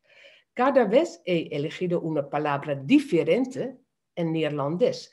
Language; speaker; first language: Spanish; non-native, fluent; Dutch